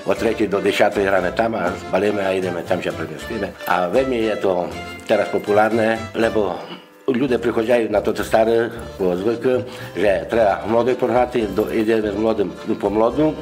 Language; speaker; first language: Slovak; non-native, local second language; Rusyn